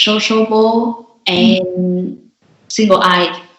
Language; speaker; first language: English; non-native, learner; Vietnamese